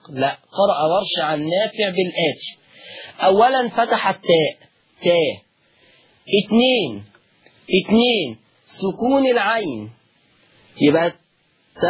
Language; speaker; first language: Arabic; native; Arabic